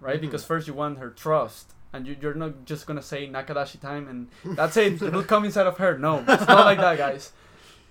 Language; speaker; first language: English; non-native, fluent; Spanish